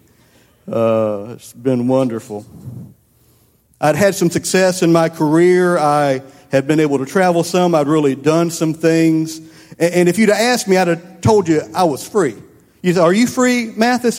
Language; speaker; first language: English; native; English